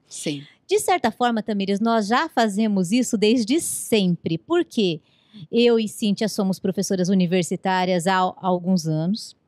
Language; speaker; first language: Portuguese; native; Portuguese